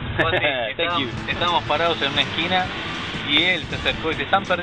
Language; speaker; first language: Spanish; native; Spanish